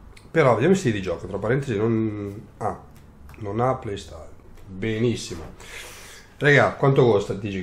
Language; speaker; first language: Italian; native; Italian